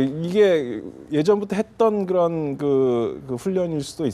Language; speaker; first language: Korean; native; Korean